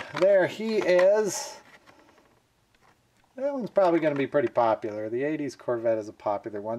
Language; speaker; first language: English; native; English